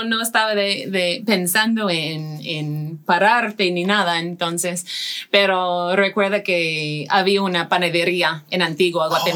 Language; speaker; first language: Spanish; non-native, fluent; English